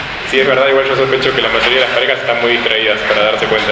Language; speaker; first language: Spanish; native; Spanish